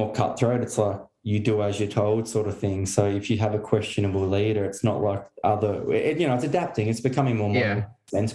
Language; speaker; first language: English; native; English